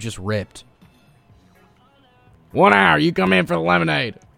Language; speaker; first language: English; native; English